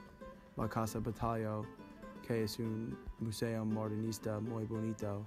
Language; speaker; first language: Spanish; non-native, learner; English